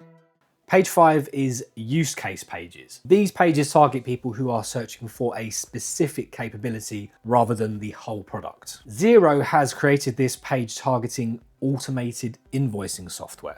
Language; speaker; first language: English; native; English